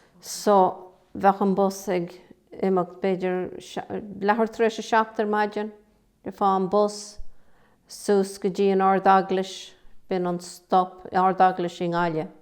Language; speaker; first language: Irish; native; Irish